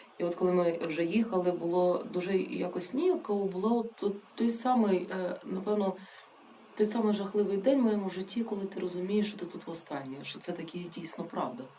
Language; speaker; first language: Ukrainian; non-native, local second language; Russian